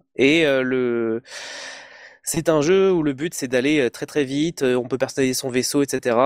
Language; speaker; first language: French; native; French